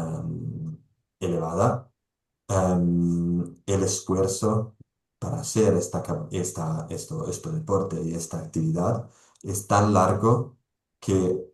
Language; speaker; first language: Spanish; non-native, fluent; Italian